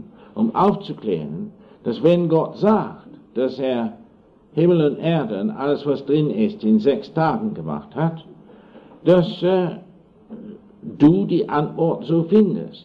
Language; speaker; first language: German; non-native, fluent; English